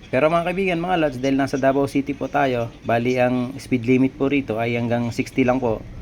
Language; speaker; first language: Filipino; non-native, local second language; Bikol